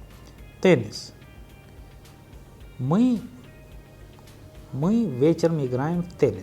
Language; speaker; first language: Russian; non-native, fluent; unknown